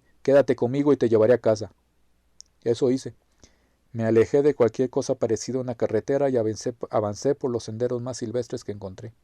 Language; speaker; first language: Spanish; native; Spanish